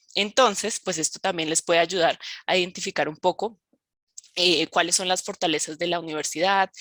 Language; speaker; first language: Spanish; native; Spanish